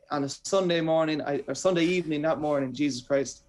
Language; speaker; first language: English; native; English